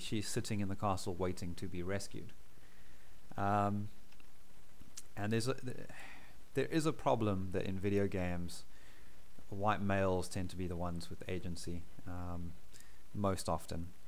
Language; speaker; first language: English; native; English